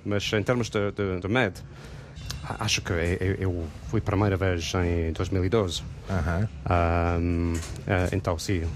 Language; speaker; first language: Portuguese; non-native, learner; English